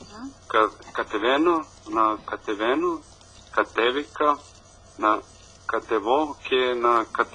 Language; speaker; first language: Greek; non-native, learner; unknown